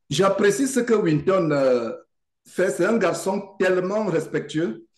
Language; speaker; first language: French; native; French